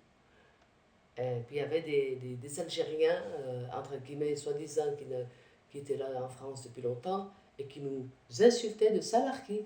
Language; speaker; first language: French; early bilingual, other home language; Arabic